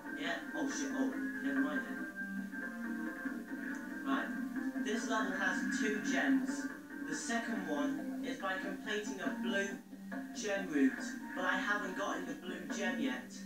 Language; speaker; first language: English; native; English